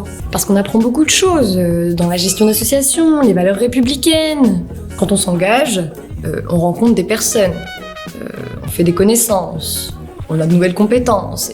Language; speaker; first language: French; native; French